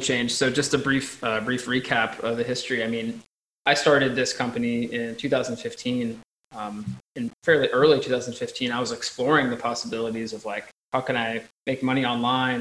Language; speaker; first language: English; native; English